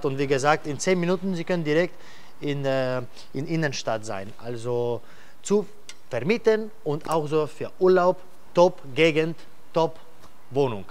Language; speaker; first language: German; non-native, fluent; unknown